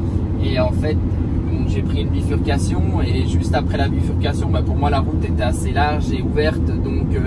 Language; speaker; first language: French; native; French